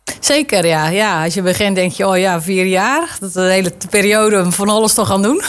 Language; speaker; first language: Dutch; native; Dutch